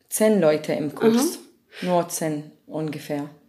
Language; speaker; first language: German; non-native, learner; Arabic